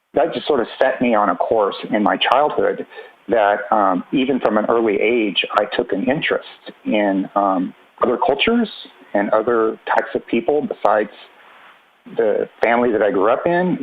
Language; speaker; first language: English; native; English